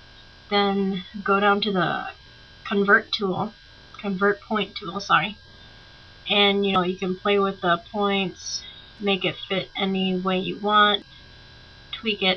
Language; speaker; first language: English; native; English